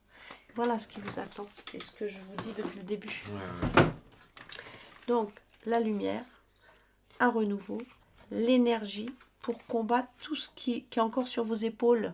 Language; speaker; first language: French; native; French